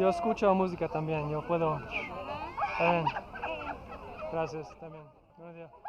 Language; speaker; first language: Spanish; non-native, learner; English